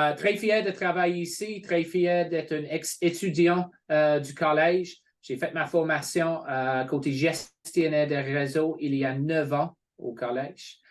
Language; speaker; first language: French; non-native, fluent; English